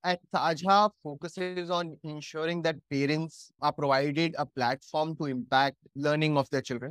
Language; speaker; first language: English; non-native, local second language; Hindi